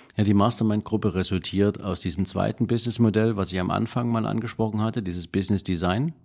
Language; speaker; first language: German; native; German